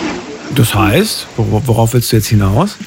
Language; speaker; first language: German; native; German